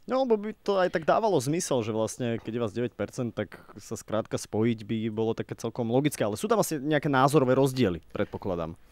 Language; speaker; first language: Slovak; native; Slovak